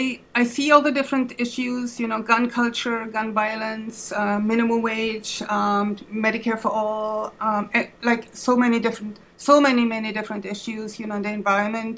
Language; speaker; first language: English; non-native, fluent; German